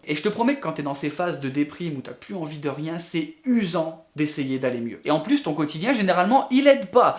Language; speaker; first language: French; native; French